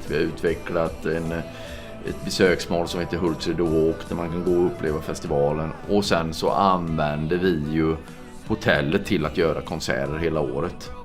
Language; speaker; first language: Swedish; native; Swedish